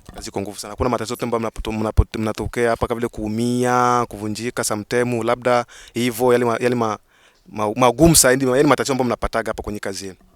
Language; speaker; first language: Swahili; native; Swahili